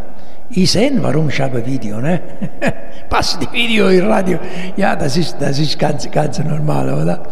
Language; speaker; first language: German; non-native, learner; Italian